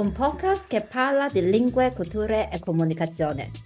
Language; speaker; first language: Italian; non-native, learner; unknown